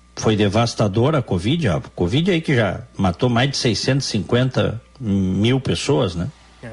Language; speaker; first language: Portuguese; native; Portuguese